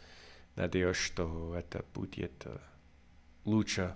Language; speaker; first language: Russian; non-native, learner; English